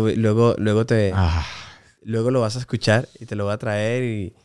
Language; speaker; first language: Spanish; native; Spanish